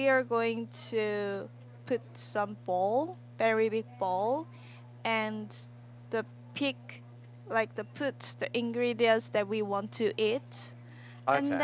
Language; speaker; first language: English; non-native, learner; Korean